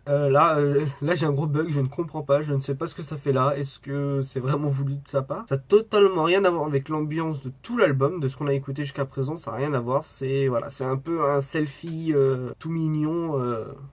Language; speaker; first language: French; native; French